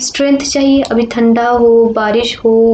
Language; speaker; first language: Hindi; native; Hindi